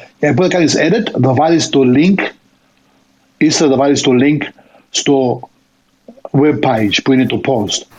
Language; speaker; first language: Greek; early bilingual, heritage; Greek